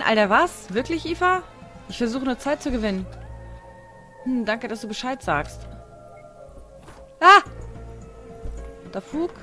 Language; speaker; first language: German; native; German